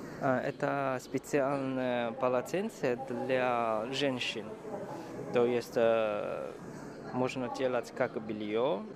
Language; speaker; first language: Russian; non-native, fluent; Chinese